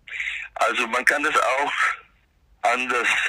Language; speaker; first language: German; non-native, fluent; Swedish